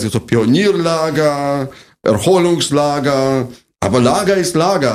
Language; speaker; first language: German; non-native, fluent; Russian